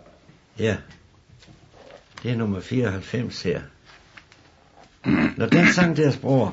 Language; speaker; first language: Danish; native; Danish